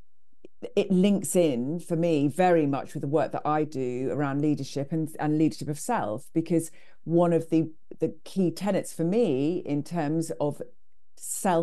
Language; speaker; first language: English; native; English